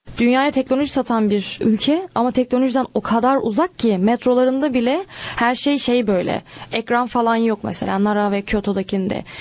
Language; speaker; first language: Turkish; native; Turkish